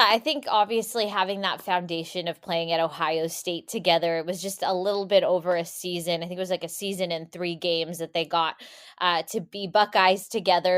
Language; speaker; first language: English; native; English